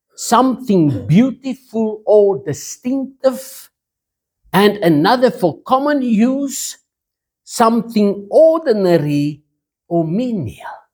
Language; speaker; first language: English; non-native, local second language; Afrikaans